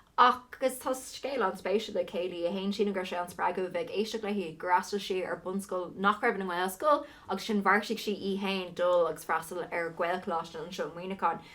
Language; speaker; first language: Irish; non-native, local second language; English